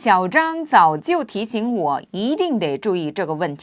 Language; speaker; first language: Chinese; non-native, fluent; Korean